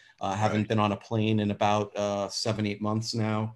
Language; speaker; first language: English; native; English